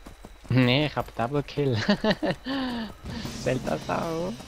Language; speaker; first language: German; native; German